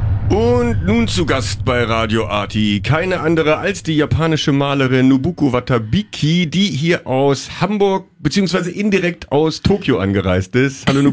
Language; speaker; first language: German; native; German